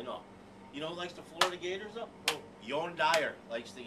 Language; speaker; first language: English; native; English